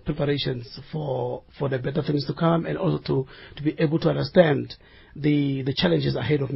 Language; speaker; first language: English; non-native, local second language; Northern Sotho